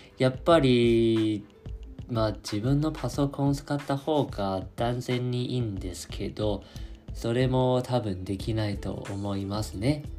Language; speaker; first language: Japanese; non-native, fluent; Chinese